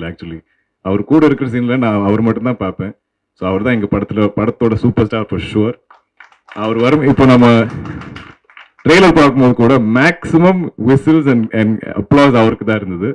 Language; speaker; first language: Tamil; non-native, local second language; Malayalam